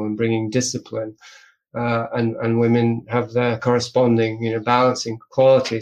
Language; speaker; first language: English; native; English